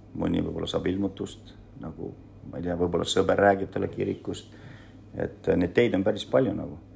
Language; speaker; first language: Estonian; early bilingual, other home language; Russian